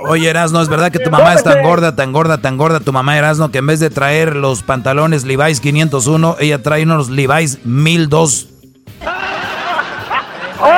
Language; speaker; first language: Spanish; native; Spanish